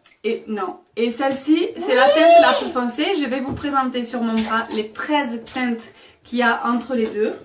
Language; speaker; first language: French; native; French